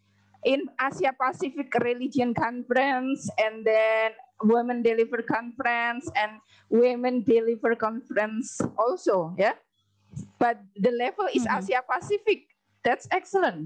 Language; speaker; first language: English; non-native, learner; Indonesian